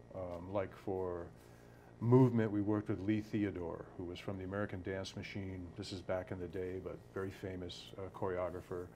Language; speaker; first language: English; native; English